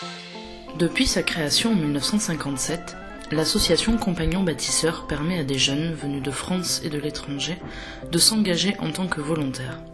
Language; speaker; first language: French; native; French